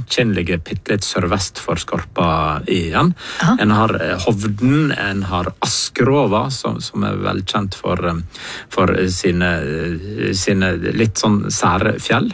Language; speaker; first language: Norwegian; native; Norwegian